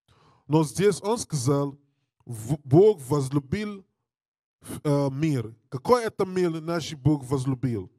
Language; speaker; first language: Russian; non-native, learner; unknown